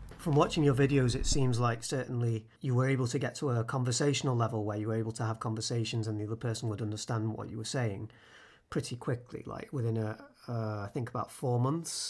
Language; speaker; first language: English; native; English